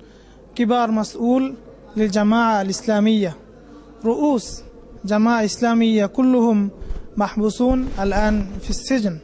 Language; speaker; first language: Arabic; non-native, learner; Bangla